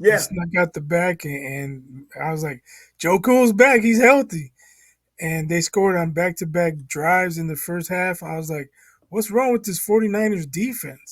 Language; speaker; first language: English; native; English